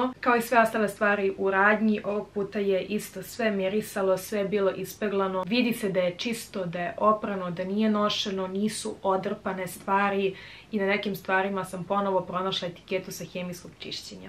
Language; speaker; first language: Serbian; native; Serbian